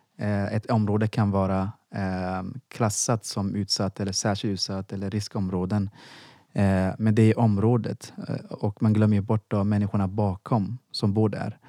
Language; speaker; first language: Swedish; non-native, fluent; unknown